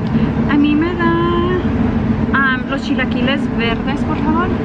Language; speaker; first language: Spanish; early bilingual, heritage; English